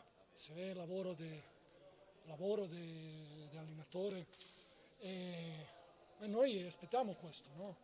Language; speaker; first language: Italian; non-native, learner; Spanish